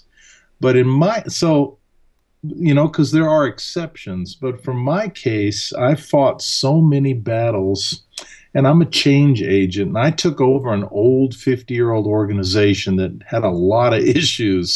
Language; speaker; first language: English; early bilingual, other home language; German